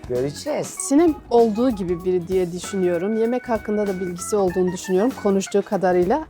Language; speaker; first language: Turkish; native; Turkish